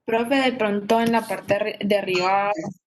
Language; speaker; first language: Spanish; native; Spanish